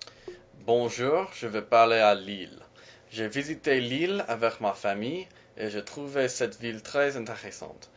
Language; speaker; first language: French; non-native, learner; English